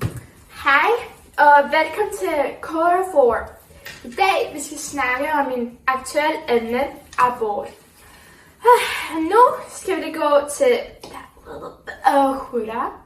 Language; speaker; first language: Danish; non-native, learner; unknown